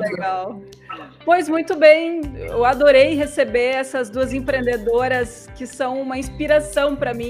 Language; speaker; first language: Portuguese; native; Portuguese